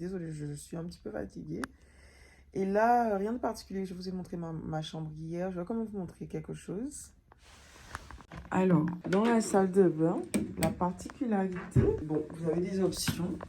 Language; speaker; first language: French; native; French